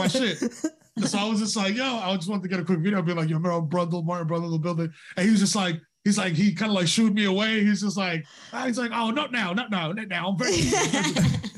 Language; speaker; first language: English; native; English